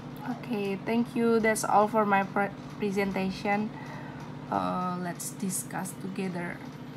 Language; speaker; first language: English; non-native, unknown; Indonesian